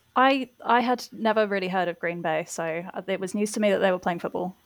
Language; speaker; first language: English; native; English